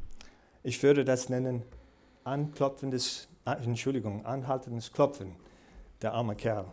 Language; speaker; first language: German; non-native, fluent; English